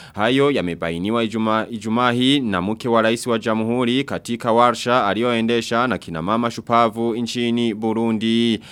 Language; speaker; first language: Swahili; non-native, local second language; Rundi